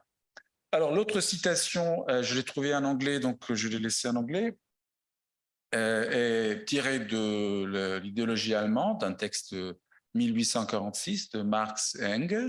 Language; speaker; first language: French; non-native, fluent; Italian